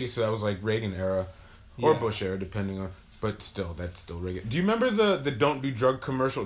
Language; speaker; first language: English; native; English